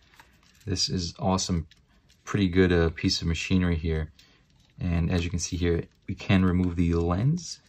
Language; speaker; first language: English; native; English